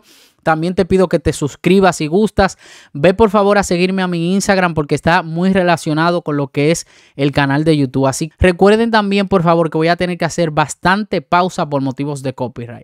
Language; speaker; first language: Spanish; native; Spanish